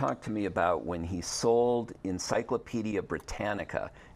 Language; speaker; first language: English; native; English